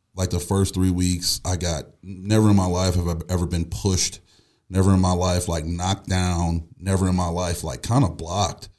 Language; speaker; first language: English; native; English